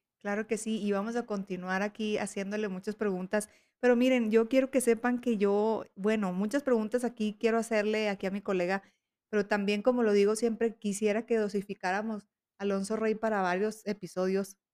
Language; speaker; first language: Spanish; native; Spanish